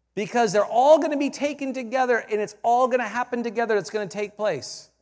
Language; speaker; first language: English; native; English